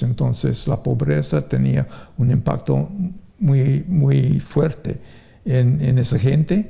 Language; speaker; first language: Spanish; non-native, fluent; English